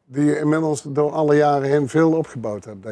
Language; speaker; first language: Dutch; native; Dutch